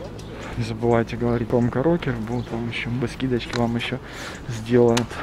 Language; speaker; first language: Russian; native; Russian